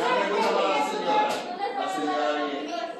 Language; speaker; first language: Spanish; non-native, learner; English